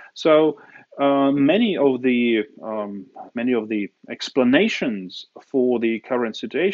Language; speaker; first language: English; non-native, fluent; Russian